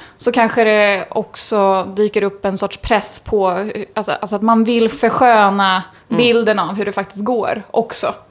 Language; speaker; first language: Swedish; native; Swedish